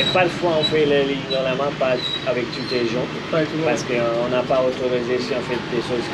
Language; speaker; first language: French; non-native, fluent; Hindi